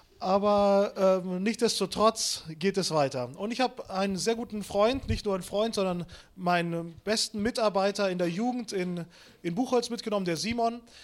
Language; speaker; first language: German; early bilingual, other home language; Russian